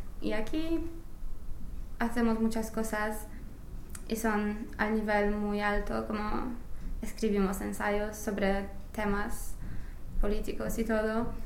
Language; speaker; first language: Spanish; non-native, fluent; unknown